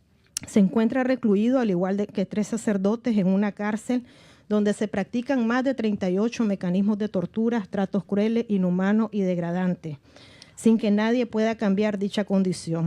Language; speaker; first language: Spanish; native; Spanish